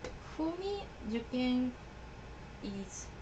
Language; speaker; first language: English; non-native, learner; Japanese